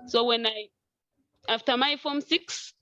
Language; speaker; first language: English; non-native, local second language; Nyankole